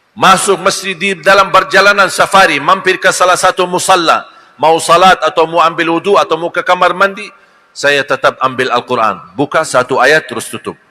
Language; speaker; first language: Malay; non-native, fluent; Arabic